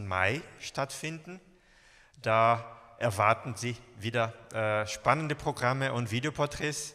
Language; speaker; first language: German; native; German